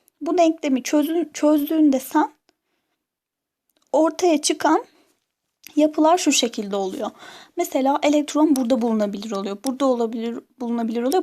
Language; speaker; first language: Turkish; native; Turkish